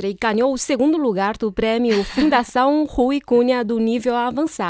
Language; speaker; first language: Portuguese; non-native, fluent; Chinese